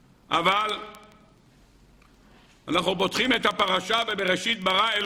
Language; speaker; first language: Hebrew; native; Hebrew